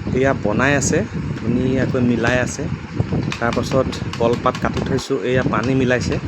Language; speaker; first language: Assamese; native; Assamese